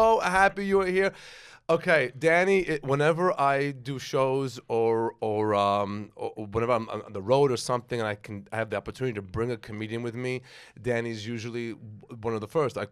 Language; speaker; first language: English; native; English